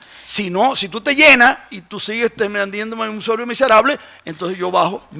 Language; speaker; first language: Spanish; native; Spanish